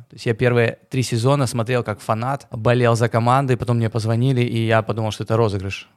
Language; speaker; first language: Russian; native; Russian